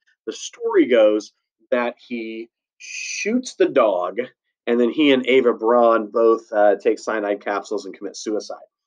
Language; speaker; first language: English; native; English